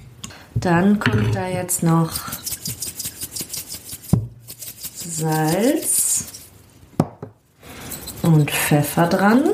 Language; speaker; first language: German; native; German